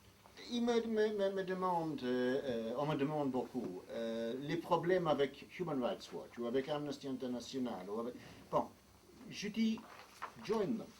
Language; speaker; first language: French; non-native, fluent; English